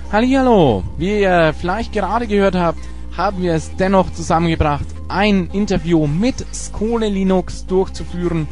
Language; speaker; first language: German; native; German